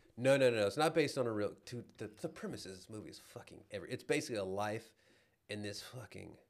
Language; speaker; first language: English; native; English